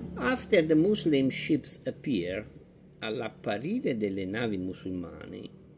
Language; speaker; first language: English; non-native, fluent; Italian